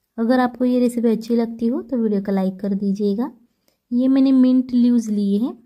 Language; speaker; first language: Hindi; non-native, local second language; Marathi